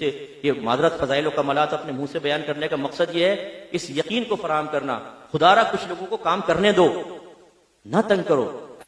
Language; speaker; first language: Urdu; native; Urdu